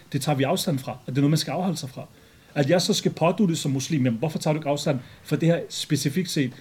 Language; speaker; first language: Danish; early bilingual, other home language; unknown